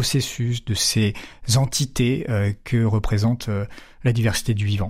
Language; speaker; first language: French; native; French